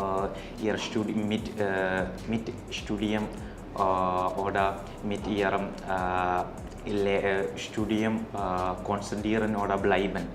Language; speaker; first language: German; non-native, learner; Malayalam